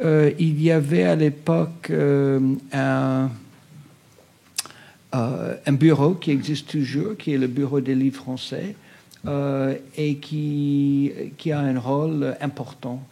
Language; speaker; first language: French; non-native, fluent; English